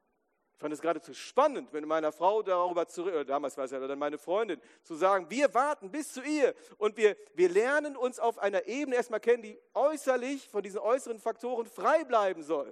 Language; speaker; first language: German; native; German